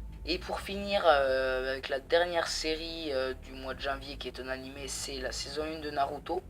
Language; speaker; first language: French; native; French